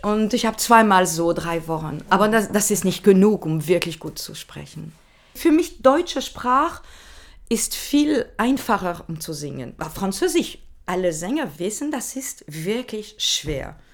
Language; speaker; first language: German; non-native, learner; French